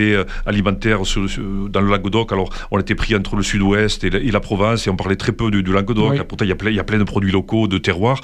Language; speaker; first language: French; native; French